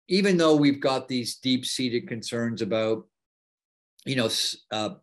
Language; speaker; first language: English; native; English